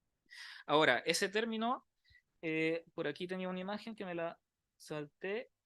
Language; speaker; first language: Spanish; native; Spanish